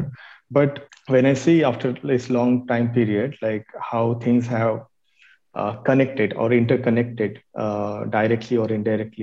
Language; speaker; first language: English; non-native, local second language; Marathi